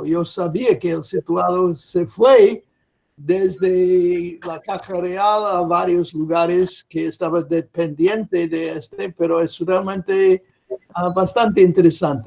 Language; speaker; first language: Spanish; non-native, fluent; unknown